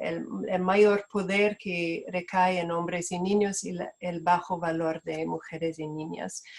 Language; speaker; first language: Spanish; non-native, fluent; Portuguese